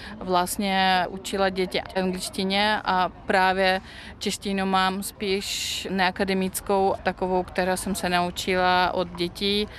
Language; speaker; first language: Czech; non-native, fluent; Russian